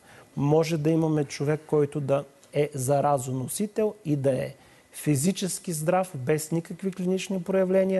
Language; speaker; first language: Bulgarian; native; Bulgarian